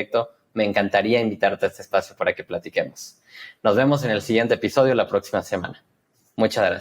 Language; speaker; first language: Spanish; native; Spanish